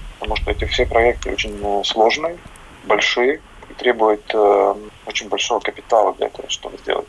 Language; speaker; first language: Russian; non-native, local second language; Latvian